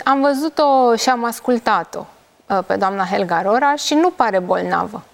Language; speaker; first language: Romanian; native; Romanian